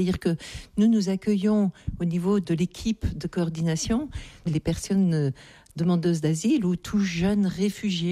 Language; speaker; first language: French; native; French